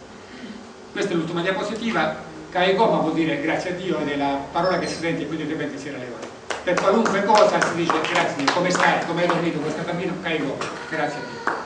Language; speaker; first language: Italian; native; Italian